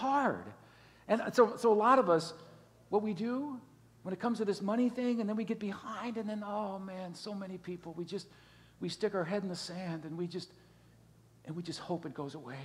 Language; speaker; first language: English; native; English